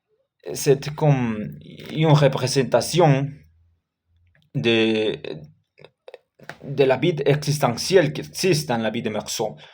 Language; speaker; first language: French; non-native, learner; Spanish